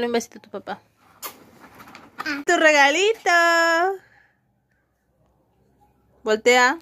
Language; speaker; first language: Spanish; native; Spanish